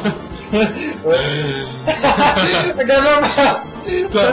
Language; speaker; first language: French; native; French